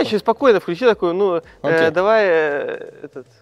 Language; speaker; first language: Russian; native; Russian